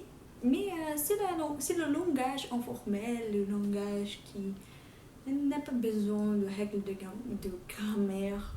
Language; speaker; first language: French; non-native, fluent; Portuguese